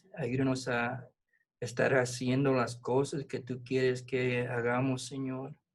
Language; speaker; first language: Spanish; non-native, fluent; English